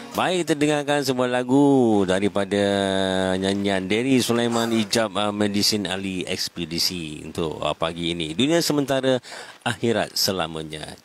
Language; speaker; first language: Malay; native; Malay